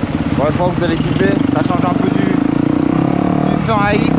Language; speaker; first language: French; native; French